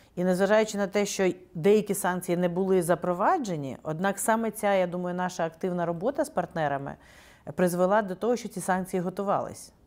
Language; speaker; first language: Ukrainian; native; Ukrainian